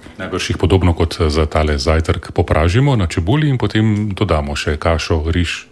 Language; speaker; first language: Slovenian; native; Slovenian